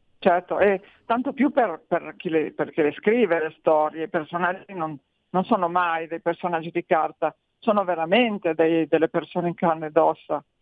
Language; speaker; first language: Italian; native; Italian